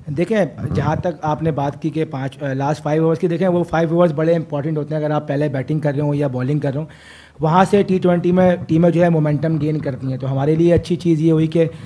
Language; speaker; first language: Urdu; native; Urdu